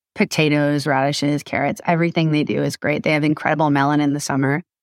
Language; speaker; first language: English; native; English